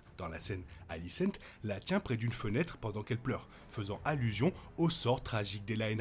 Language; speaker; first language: French; native; French